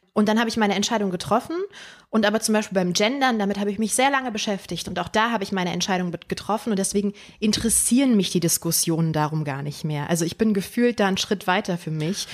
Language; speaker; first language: German; early bilingual, other home language; Polish